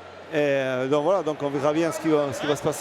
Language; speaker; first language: French; native; French